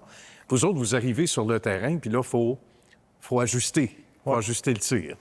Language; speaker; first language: French; native; French